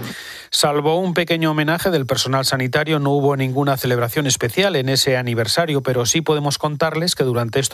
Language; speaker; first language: Spanish; native; Spanish